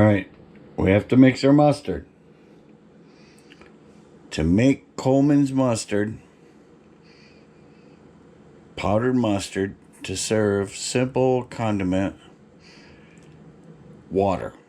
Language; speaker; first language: English; native; English